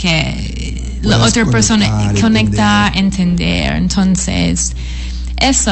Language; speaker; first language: Spanish; non-native, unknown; English